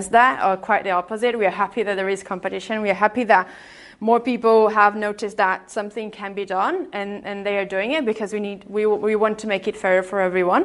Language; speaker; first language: English; non-native, fluent; Portuguese